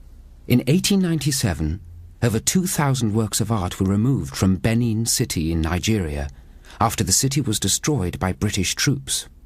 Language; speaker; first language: English; native; English